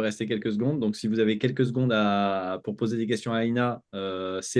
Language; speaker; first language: French; native; French